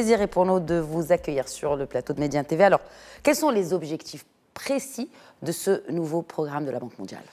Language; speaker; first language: French; non-native, local second language; Arabic